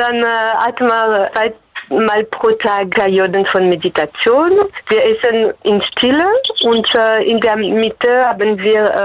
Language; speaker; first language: German; non-native, fluent; French